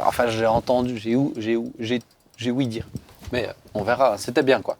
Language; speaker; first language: French; native; French